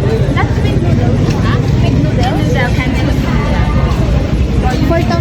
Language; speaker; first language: English; non-native, local second language; Filipino